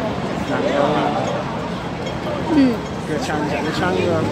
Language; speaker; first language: Chinese; non-native, learner; Italian